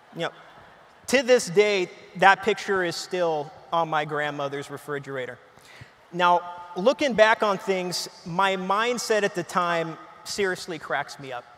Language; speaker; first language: English; native; English